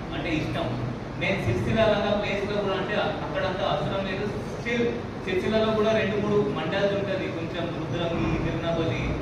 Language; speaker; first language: Telugu; native; Telugu